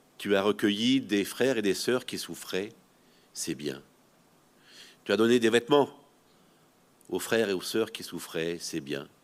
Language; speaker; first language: French; native; French